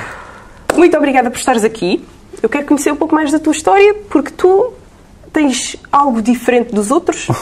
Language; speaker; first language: Portuguese; native; Portuguese